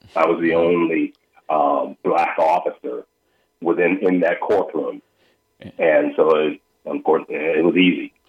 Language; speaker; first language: English; native; English